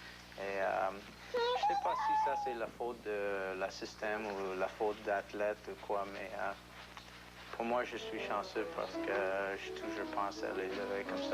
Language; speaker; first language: French; non-native, local second language; English